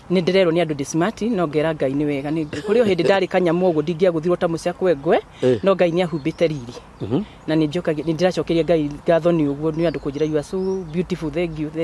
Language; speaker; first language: Kikuyu; native; Kikuyu